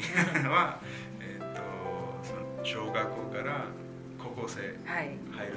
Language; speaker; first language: Japanese; non-native, learner; Spanish